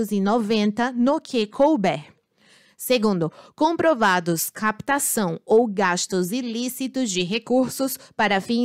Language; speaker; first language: Portuguese; native; Portuguese